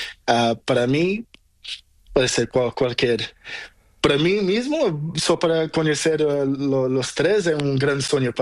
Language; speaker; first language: Spanish; non-native, learner; Portuguese